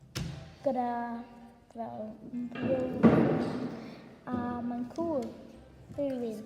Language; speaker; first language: Welsh; non-native, local second language; English